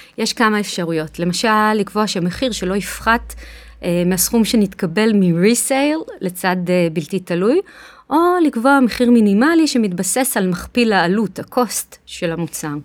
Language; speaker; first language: Hebrew; native; Hebrew